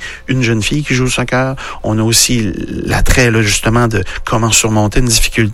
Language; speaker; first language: French; native; French